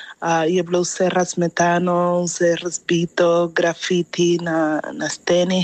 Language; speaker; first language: Slovenian; non-native, fluent; Spanish